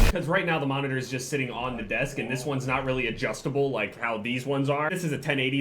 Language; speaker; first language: English; native; English